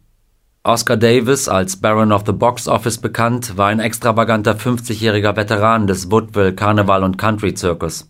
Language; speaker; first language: German; native; German